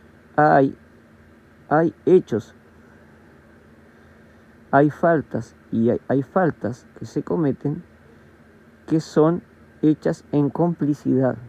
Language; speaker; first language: Spanish; native; Spanish